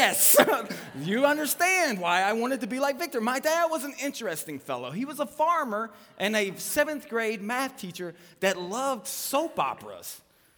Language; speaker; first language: English; native; English